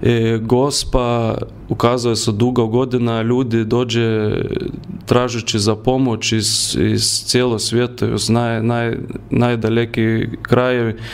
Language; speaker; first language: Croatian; non-native, learner; Lithuanian